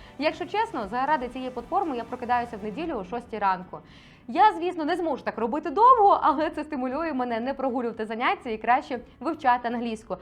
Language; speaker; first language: Ukrainian; native; Ukrainian